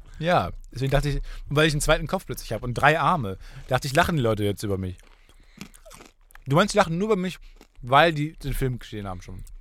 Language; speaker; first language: German; native; German